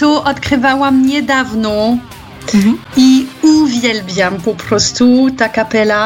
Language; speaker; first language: Polish; non-native, learner; French